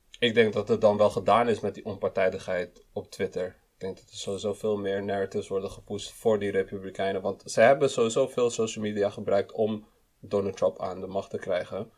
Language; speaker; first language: Dutch; early bilingual, other home language; Kinyarwanda